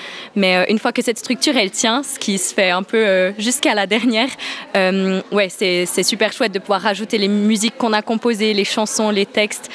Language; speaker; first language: French; native; French